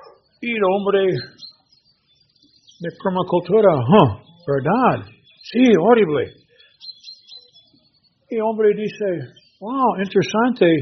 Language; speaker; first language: Spanish; non-native, learner; English